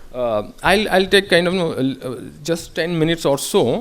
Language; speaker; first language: English; non-native, local second language; Marathi